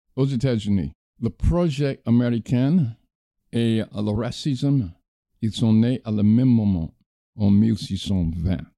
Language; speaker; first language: French; non-native, fluent; English